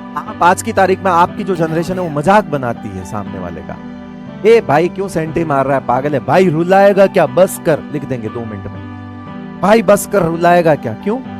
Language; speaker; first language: Hindi; native; Hindi